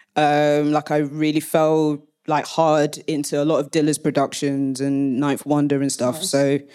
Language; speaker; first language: English; native; English